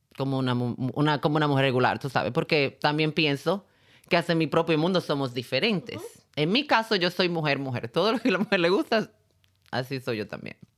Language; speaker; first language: Spanish; native; Spanish